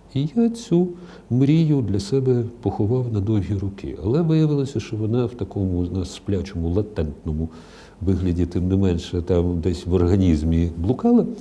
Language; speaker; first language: Ukrainian; non-native, local second language; Russian